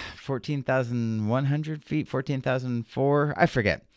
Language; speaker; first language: English; native; English